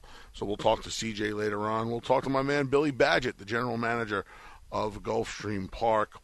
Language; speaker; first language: English; native; English